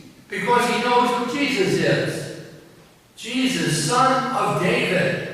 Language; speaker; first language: English; native; English